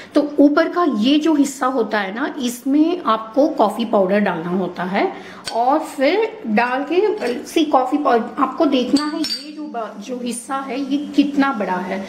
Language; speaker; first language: Hindi; non-native, local second language; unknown